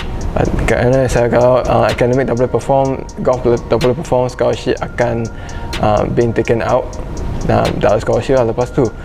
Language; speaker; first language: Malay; non-native, local second language; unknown